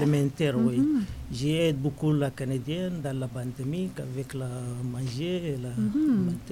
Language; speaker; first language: French; non-native, learner; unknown